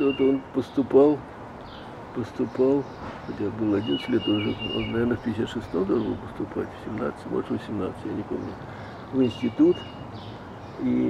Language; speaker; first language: Russian; native; Russian